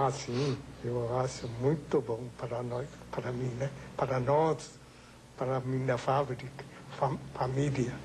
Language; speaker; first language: Portuguese; non-native, fluent; Japanese